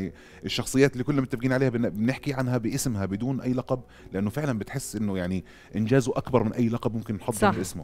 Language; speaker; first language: Arabic; native; Arabic